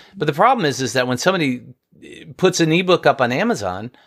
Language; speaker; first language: English; native; English